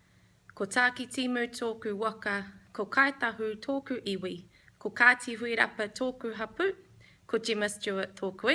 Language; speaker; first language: Māori; non-native, local second language; English